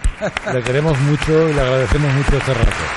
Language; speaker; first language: Spanish; native; Spanish